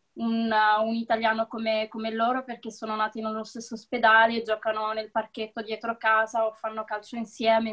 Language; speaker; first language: Italian; early bilingual, other home language; Arabic